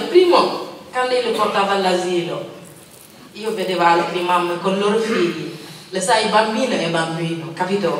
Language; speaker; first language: Italian; non-native, learner; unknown